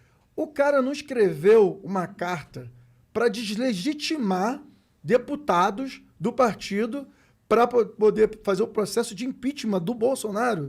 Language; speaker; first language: Portuguese; native; Portuguese